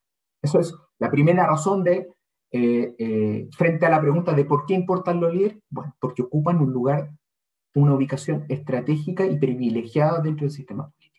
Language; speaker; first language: Spanish; native; Spanish